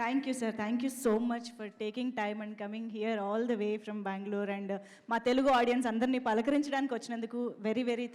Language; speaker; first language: Telugu; native; Telugu